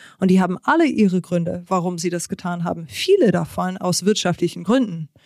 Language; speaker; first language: German; non-native, fluent; English